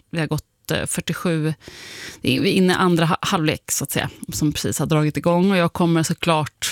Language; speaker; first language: Swedish; native; Swedish